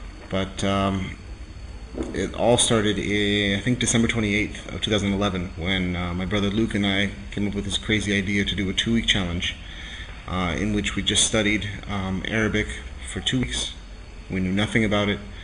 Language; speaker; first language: English; native; English